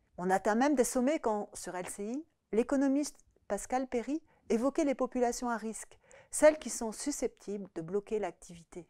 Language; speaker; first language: French; native; French